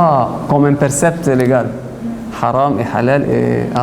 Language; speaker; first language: French; non-native, fluent; Arabic